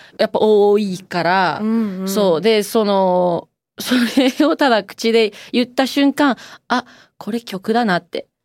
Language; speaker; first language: Japanese; native; Japanese